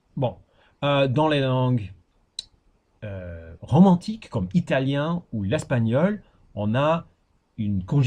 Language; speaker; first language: French; non-native, fluent; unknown